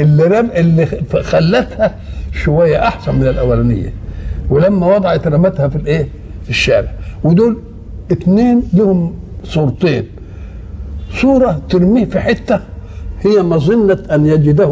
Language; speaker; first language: Arabic; native; Arabic